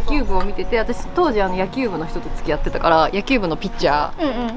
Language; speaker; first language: Japanese; native; Japanese